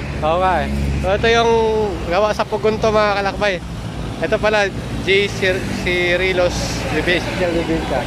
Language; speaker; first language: Filipino; non-native, local second language; Masbatenyo